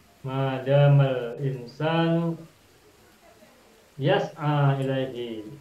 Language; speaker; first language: Arabic; non-native, fluent; Indonesian